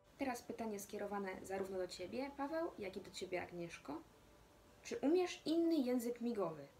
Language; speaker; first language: Polish; native; Polish